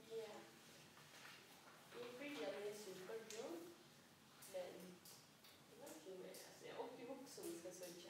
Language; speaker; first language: Danish; non-native, local second language; Faroese